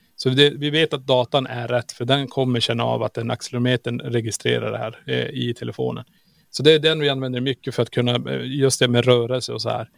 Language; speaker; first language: Swedish; native; Swedish